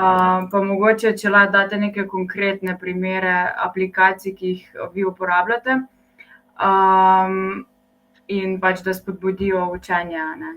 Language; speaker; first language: Slovenian; native; Slovenian